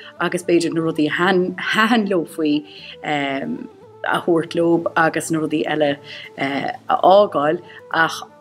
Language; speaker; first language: Irish; native; Irish